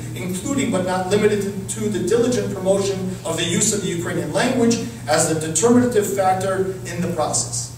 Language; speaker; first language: English; early bilingual, other home language; Ukrainian